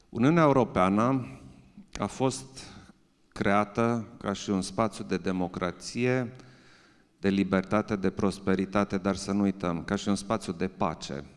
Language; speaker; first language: Romanian; non-native, local second language; German